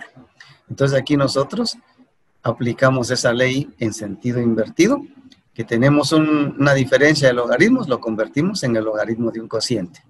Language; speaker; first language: Spanish; native; Spanish